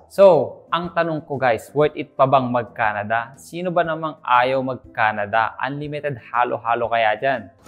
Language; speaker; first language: Filipino; native; Filipino